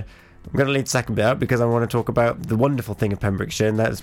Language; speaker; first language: English; native; English